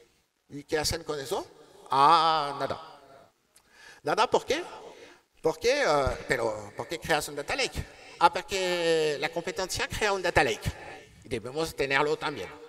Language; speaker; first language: Spanish; non-native, learner; French